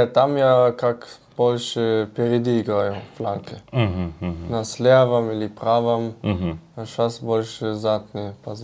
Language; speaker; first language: Russian; early bilingual, heritage; German